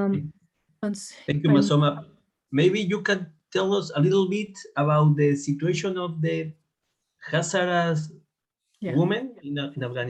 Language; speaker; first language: English; non-native, fluent; Spanish